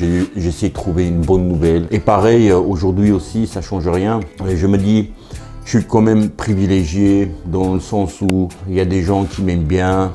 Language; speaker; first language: French; native; French